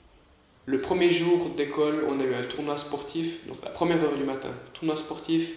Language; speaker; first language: French; native; French